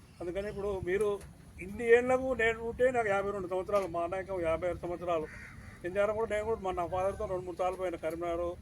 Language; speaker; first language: Telugu; native; Telugu